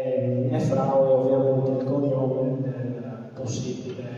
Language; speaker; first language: Italian; native; Italian